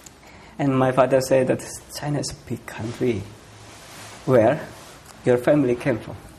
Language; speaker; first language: English; non-native, fluent; Indonesian